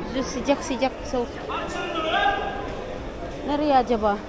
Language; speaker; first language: Turkish; non-native, learner; Filipino